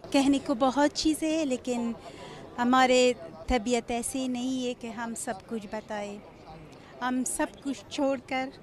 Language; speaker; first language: Hindi; non-native, fluent; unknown